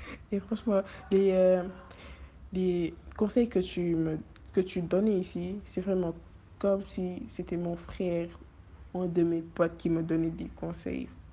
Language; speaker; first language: French; non-native, local second language; Wolof